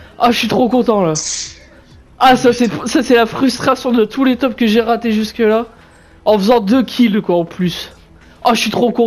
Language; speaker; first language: French; native; French